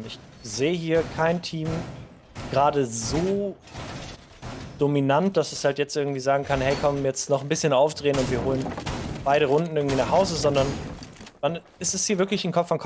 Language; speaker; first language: German; native; German